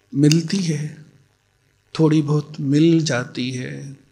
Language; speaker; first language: Hindi; native; Hindi